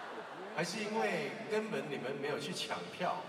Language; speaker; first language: Chinese; non-native, local second language; Cantonese